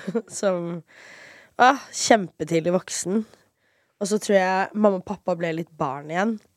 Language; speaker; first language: Norwegian; early bilingual, heritage; Norwegian